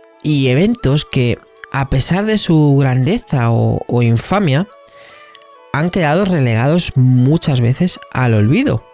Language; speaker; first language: Spanish; native; Spanish